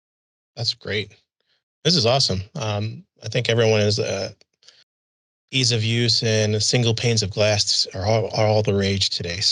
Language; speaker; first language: English; native; English